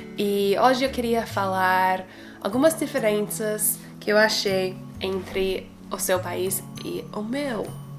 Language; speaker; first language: Portuguese; non-native, fluent; English